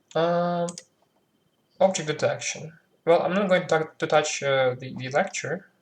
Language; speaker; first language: English; non-native, fluent; Ukrainian